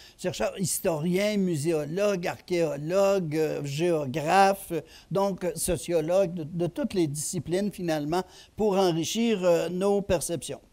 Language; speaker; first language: French; native; French